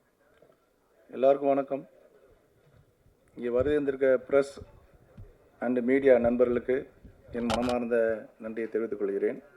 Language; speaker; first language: Tamil; native; Tamil